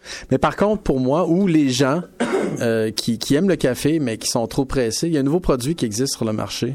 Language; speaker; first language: French; native; French